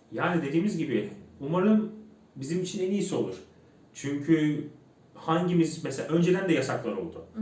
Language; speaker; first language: Turkish; native; Turkish